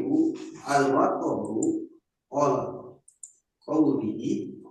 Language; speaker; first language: Arabic; non-native, learner; Indonesian